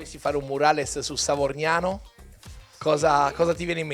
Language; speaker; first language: Italian; native; Italian